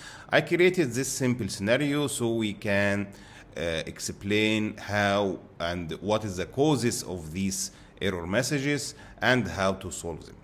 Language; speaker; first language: English; non-native, fluent; Arabic